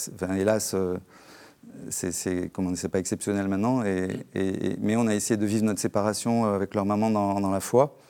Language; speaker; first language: French; native; French